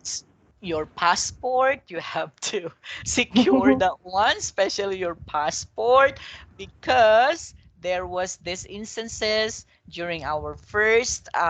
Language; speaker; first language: English; non-native, local second language; Filipino